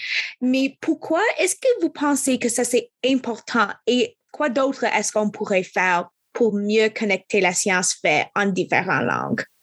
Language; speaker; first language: French; non-native, local second language; English